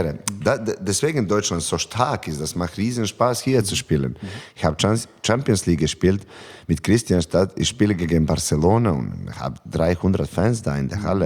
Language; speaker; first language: German; non-native, learner; Serbian